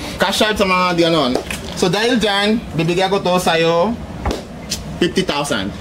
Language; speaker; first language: Filipino; non-native, fluent; Yoruba